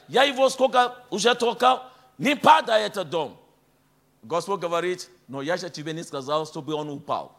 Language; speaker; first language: Russian; non-native, fluent; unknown